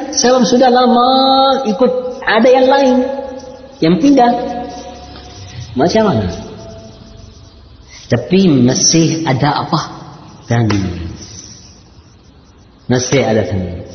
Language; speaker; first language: Indonesian; non-native, learner; Arabic